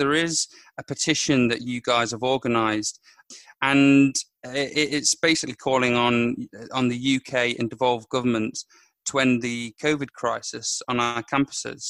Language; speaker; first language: English; native; English